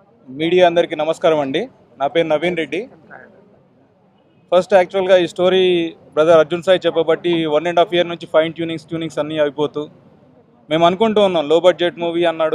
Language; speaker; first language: Telugu; native; Telugu